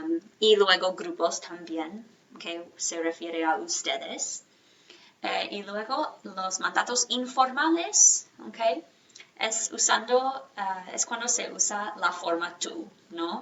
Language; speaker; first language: Spanish; non-native, fluent; English